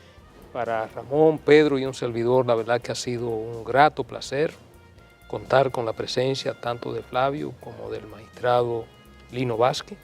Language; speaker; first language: Spanish; native; Spanish